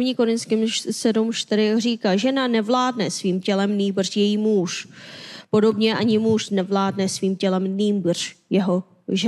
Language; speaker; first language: Czech; non-native, fluent; Korean